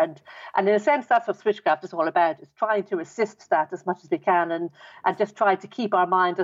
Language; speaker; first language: English; native; English